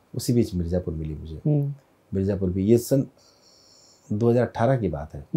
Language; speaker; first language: Hindi; native; Hindi